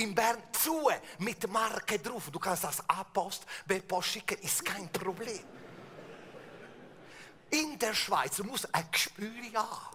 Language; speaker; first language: German; non-native, fluent; Italian